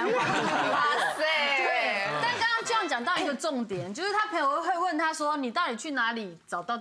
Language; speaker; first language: Chinese; native; Chinese